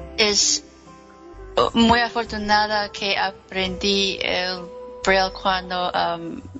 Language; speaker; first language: Spanish; non-native, learner; English